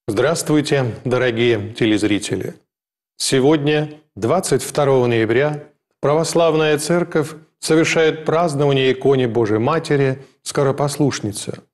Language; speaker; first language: Russian; native; Russian